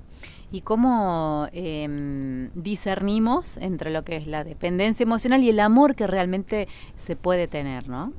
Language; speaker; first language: Spanish; native; Spanish